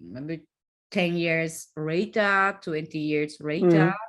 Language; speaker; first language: English; non-native, learner; Japanese